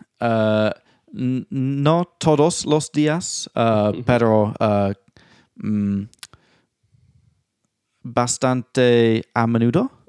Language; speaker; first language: Spanish; non-native, learner; English